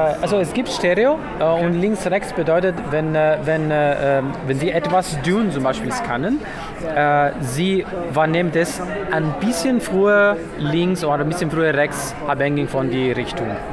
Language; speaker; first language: German; non-native, learner; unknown